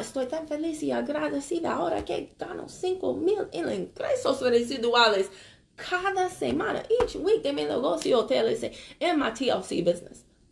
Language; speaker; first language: Spanish; non-native, learner; English